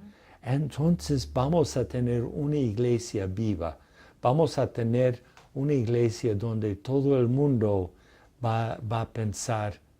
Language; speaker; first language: Spanish; non-native, fluent; English